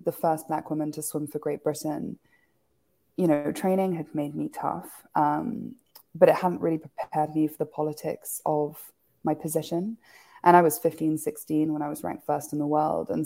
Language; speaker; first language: English; native; English